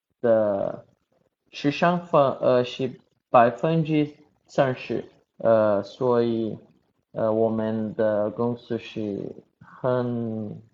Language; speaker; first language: Chinese; non-native, learner; Portuguese